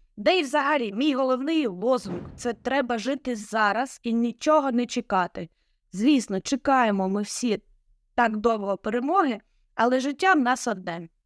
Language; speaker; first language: Ukrainian; non-native, local second language; Russian